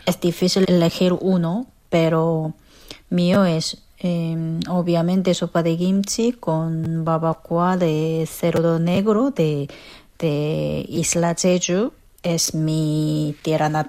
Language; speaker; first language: Spanish; non-native, fluent; Korean